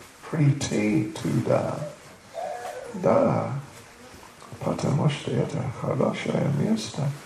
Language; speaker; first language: Russian; non-native, learner; English